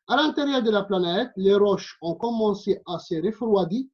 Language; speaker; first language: French; non-native, local second language; Arabic